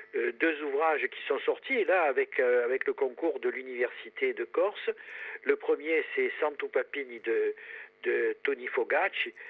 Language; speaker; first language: French; native; French